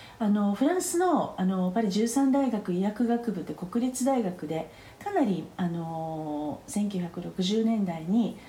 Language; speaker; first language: Japanese; native; Japanese